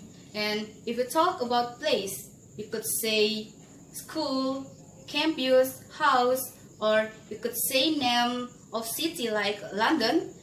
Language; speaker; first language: English; non-native, learner; Indonesian